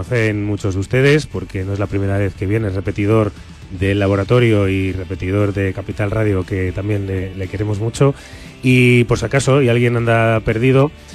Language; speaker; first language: Spanish; native; Spanish